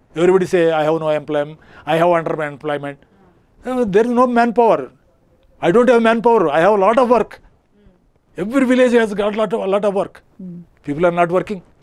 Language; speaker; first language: English; non-native, local second language; Telugu